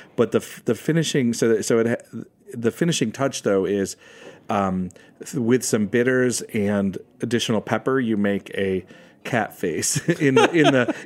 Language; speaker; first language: English; native; English